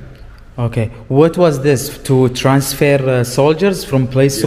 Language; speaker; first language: English; non-native, learner; Arabic